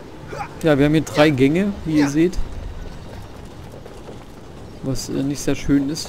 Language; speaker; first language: German; native; German